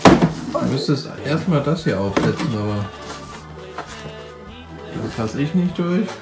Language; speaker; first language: German; native; German